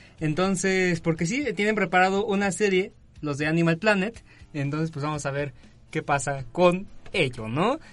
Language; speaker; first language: Spanish; native; Spanish